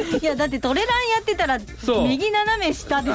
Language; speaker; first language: Japanese; native; Japanese